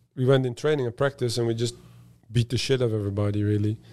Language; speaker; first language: English; non-native, fluent; Dutch